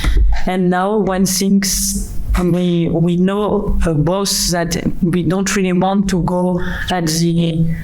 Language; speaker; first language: English; non-native, fluent; French